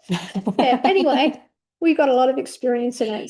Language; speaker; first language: English; native; English